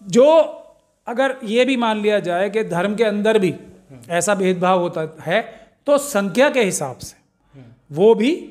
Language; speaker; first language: Hindi; native; Hindi